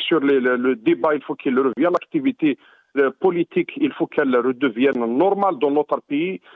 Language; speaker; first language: French; non-native, local second language; Arabic